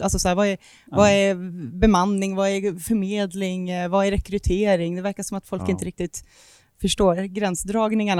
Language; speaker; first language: Swedish; native; Swedish